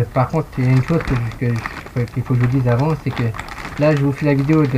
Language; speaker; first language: French; native; French